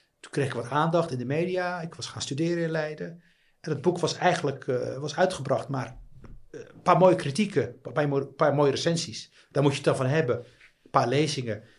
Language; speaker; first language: Dutch; early bilingual, other home language; Riffian